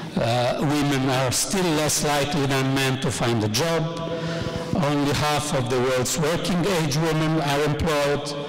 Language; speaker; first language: English; non-native, fluent; Italian